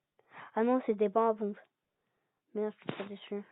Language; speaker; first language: French; native; French